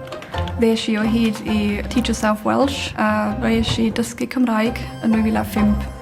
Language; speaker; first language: Welsh; non-native, fluent; German